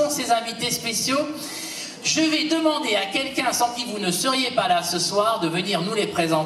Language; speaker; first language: French; native; French